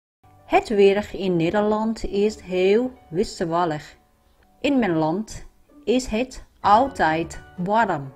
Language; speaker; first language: Dutch; non-native, learner; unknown